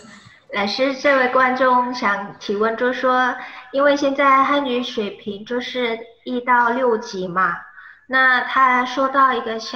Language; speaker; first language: Chinese; non-native, fluent; Indonesian